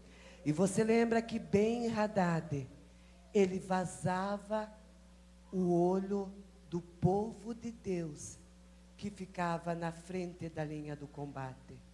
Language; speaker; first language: Portuguese; native; Portuguese